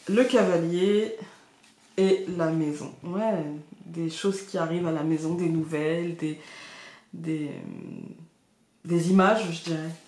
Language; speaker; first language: French; native; French